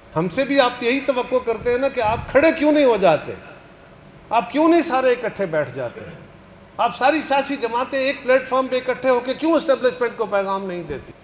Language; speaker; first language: Urdu; non-native, local second language; Punjabi